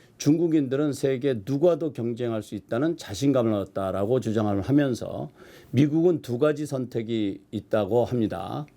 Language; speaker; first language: Korean; native; Korean